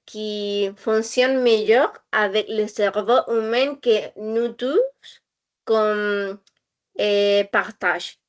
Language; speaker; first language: French; non-native, learner; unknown